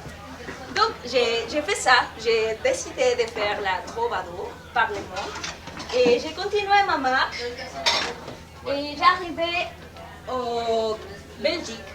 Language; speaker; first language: French; non-native, fluent; Spanish